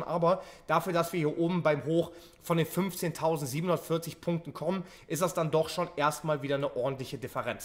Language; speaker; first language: German; native; German